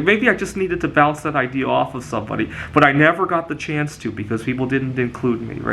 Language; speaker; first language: English; native; English